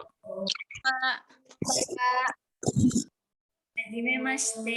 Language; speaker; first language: Japanese; non-native, learner; Indonesian